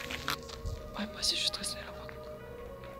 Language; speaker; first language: French; native; French